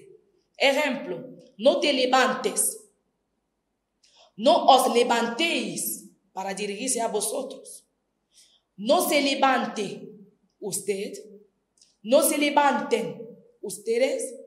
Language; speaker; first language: Spanish; non-native, fluent; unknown